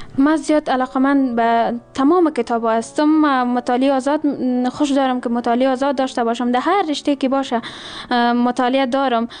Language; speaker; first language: Persian; native; Persian